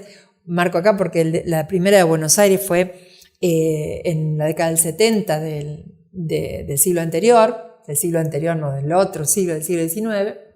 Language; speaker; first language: Spanish; native; Spanish